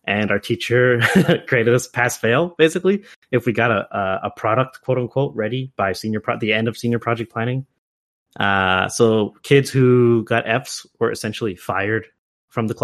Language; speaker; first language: English; native; English